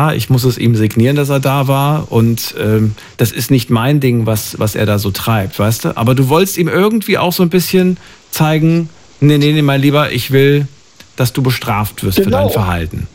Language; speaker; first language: German; native; German